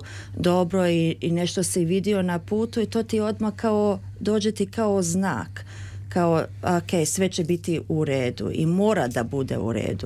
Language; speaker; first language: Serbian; early bilingual, heritage; Serbian